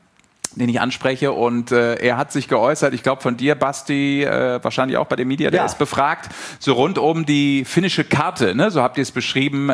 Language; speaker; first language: German; native; German